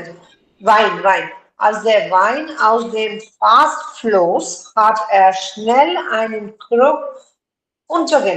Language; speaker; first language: German; non-native, learner; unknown